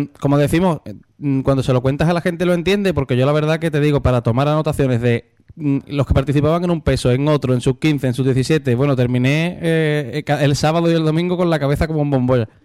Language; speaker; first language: Spanish; native; Spanish